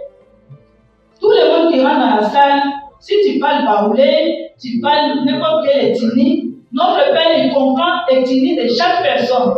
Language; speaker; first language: French; non-native, local second language; Kongo